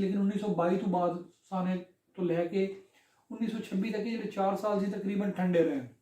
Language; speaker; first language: Urdu; non-native, local second language; Punjabi